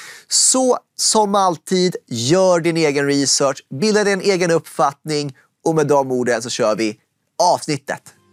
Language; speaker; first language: Swedish; native; Swedish